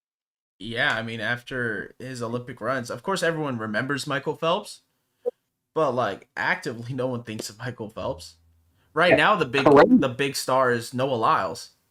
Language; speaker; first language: English; native; English